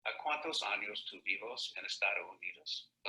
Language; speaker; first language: Spanish; non-native, learner; English